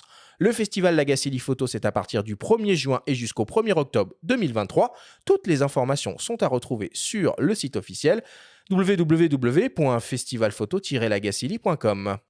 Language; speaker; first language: French; native; French